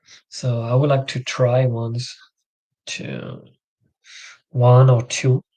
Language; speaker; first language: English; non-native, learner; French